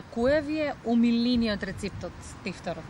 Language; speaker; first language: Macedonian; native; Macedonian